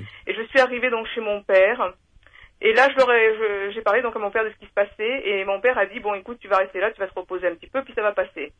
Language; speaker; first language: French; native; French